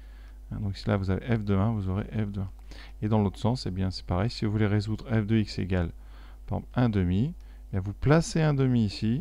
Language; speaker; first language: French; native; French